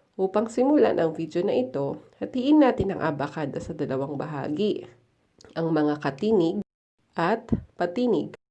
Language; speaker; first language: Filipino; native; Filipino